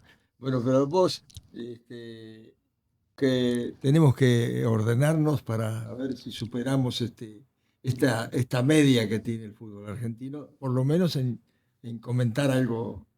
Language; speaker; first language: Spanish; native; Spanish